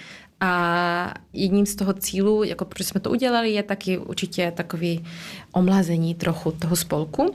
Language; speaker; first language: Czech; early bilingual, heritage; Czech